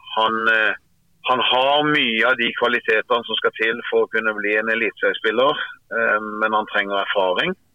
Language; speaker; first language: Norwegian; native; Norwegian